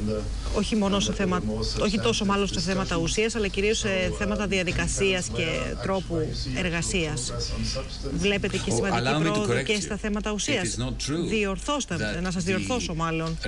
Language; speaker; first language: Greek; native; Greek